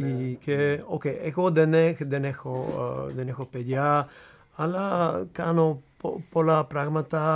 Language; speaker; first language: Greek; non-native, learner; Dutch